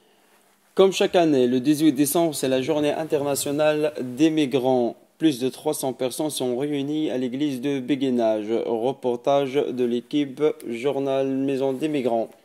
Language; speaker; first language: French; non-native, fluent; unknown